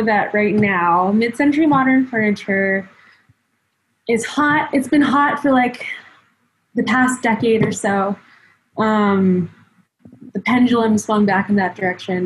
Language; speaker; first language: English; native; English